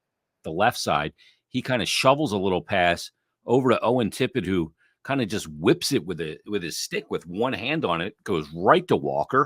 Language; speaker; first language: English; native; English